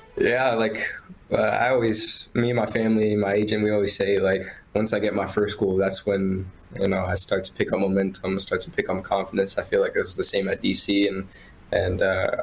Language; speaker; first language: English; native; English